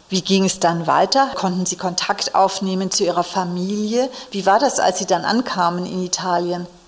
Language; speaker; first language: German; native; German